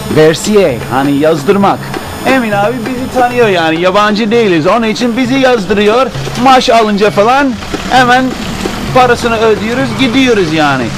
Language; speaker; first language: Turkish; non-native, fluent; English